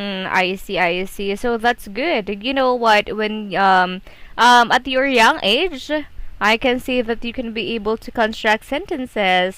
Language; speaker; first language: English; non-native, fluent; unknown